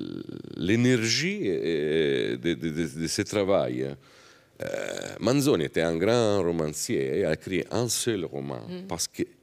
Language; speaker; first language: French; non-native, fluent; Italian